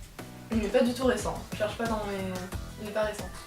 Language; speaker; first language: French; native; French